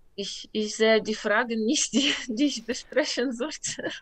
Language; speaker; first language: German; non-native, learner; Ukrainian